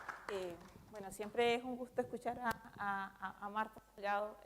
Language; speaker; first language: Spanish; native; Spanish